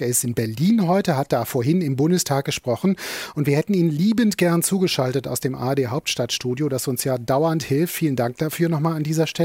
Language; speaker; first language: German; native; German